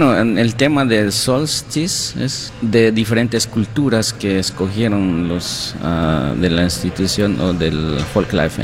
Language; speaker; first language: Spanish; non-native, local second language; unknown